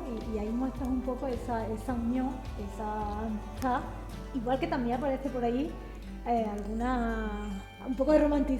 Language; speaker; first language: Spanish; native; Spanish